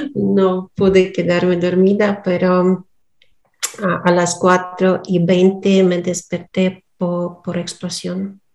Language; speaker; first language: Spanish; non-native, fluent; Russian